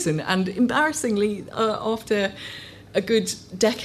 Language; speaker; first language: English; native; English